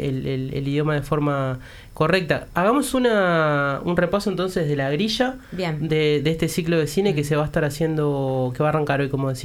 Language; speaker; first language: Spanish; native; Spanish